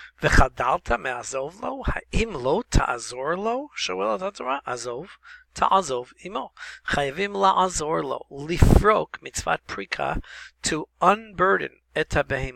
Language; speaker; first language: Hebrew; non-native, fluent; English